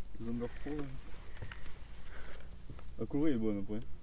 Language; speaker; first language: French; native; French